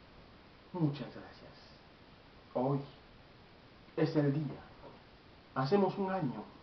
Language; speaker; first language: Spanish; non-native, learner; Haitian Creole